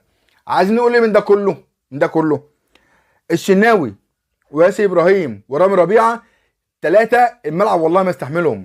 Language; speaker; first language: Arabic; native; Arabic